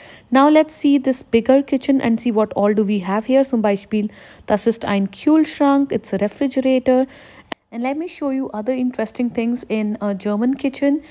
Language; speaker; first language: English; non-native, local second language; Hindi